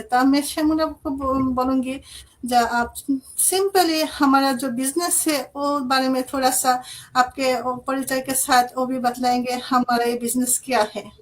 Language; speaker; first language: Hindi; non-native, fluent; Bangla